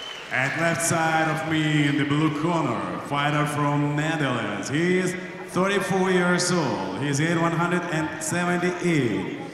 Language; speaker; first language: English; non-native, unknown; Ukrainian